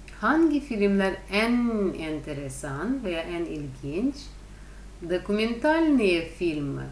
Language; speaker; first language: Turkish; non-native, fluent; Russian